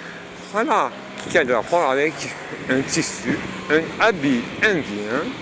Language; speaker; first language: French; non-native, fluent; Turkish